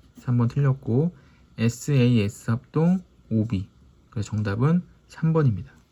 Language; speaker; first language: Korean; native; Korean